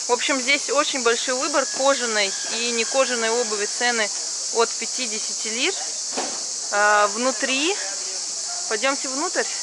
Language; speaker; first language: Russian; native; Russian